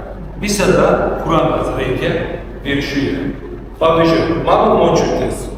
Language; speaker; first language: Lithuanian; non-native, learner; Turkish